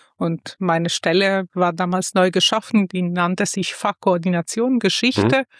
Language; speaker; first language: German; non-native, fluent; Italian